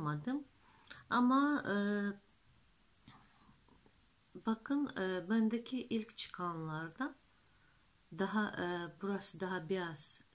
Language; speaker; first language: Turkish; non-native, fluent; Russian